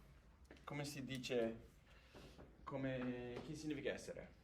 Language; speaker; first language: Italian; non-native, fluent; English